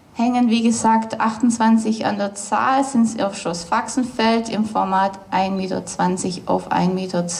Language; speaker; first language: German; native; German